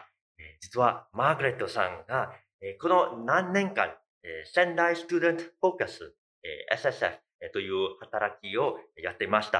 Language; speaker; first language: Japanese; non-native, fluent; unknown